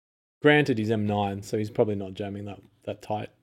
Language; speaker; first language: English; native; English